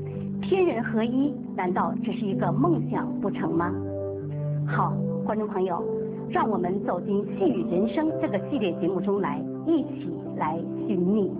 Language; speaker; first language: Chinese; native; Chinese